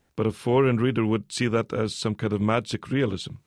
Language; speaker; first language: English; early bilingual, other home language; Icelandic